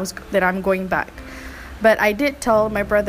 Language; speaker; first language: English; non-native, local second language; Malay